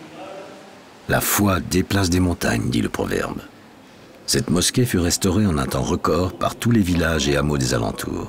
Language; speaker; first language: French; native; French